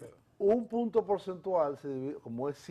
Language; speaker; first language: Spanish; native; Spanish